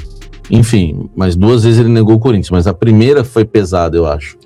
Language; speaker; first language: Portuguese; native; Portuguese